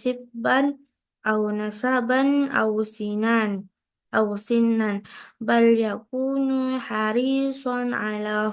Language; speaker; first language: Arabic; non-native, learner; Indonesian